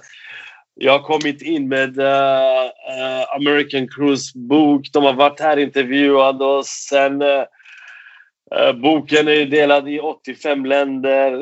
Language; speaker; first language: Swedish; non-native, fluent; Persian